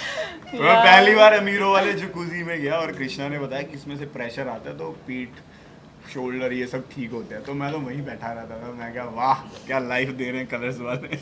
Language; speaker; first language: Hindi; native; Hindi